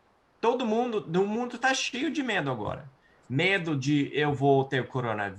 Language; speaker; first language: Portuguese; non-native, fluent; English